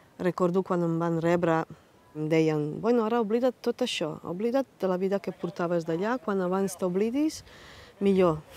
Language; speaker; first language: Catalan; non-native, fluent; Bosnian